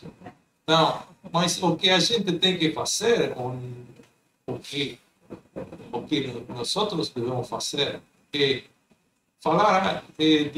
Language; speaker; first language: Portuguese; non-native, fluent; Spanish